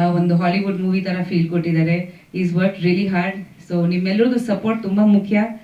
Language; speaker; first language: Kannada; non-native, fluent; Bangla